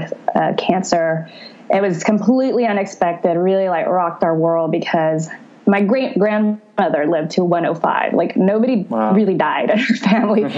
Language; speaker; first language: English; native; English